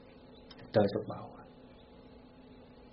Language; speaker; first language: Dutch; non-native, fluent; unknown